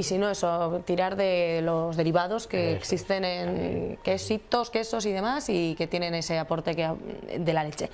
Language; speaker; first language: Spanish; native; Spanish